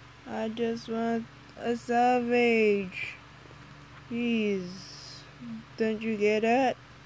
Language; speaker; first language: English; non-native, local second language; Filipino